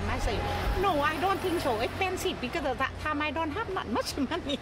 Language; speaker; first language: English; non-native, learner; Vietnamese